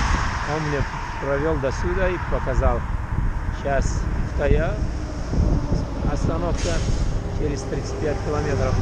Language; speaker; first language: Russian; non-native, local second language; Uzbek